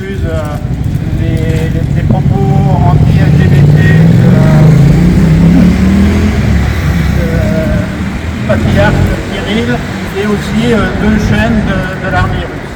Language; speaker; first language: French; native; French